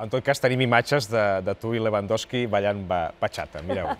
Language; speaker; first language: Catalan; native; Catalan